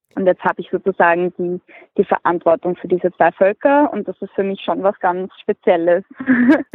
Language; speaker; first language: German; native; German